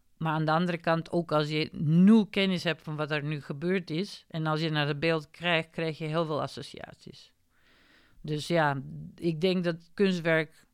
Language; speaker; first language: Dutch; non-native, fluent; Macedonian